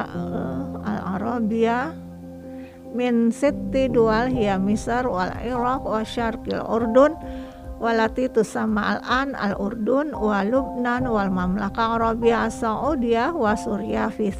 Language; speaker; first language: Arabic; non-native, fluent; Indonesian